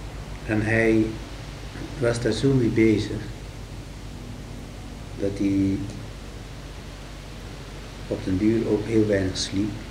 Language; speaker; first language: Dutch; native; Dutch